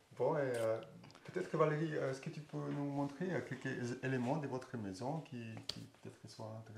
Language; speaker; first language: French; non-native, fluent; German